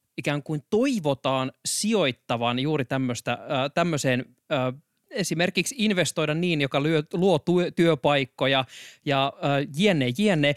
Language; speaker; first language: Finnish; native; Finnish